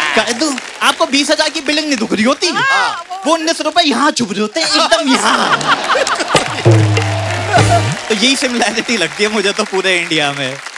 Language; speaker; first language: Hindi; native; Hindi